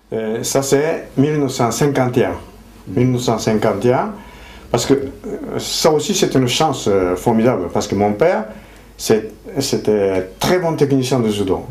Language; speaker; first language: French; non-native, fluent; Japanese